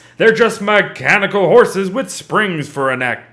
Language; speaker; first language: English; native; English